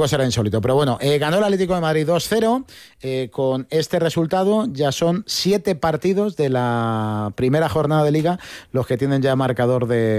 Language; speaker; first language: Spanish; native; Spanish